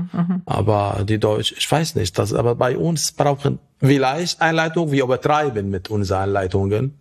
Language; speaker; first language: German; non-native, fluent; Arabic